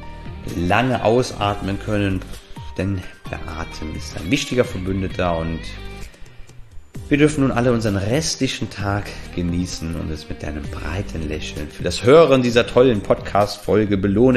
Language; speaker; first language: German; native; German